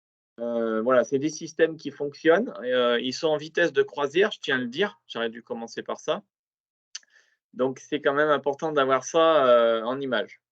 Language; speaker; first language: French; native; French